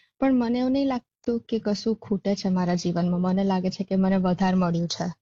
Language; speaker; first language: Gujarati; early bilingual, heritage; Gujarati